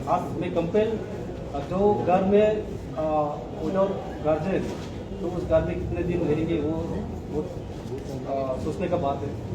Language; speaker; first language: Hindi; non-native, local second language; Kok Borok